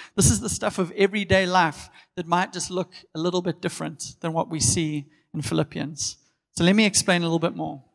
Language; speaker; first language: English; native; English